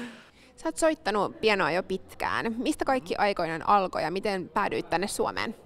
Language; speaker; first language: Finnish; native; Finnish